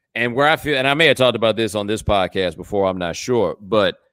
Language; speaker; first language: English; native; English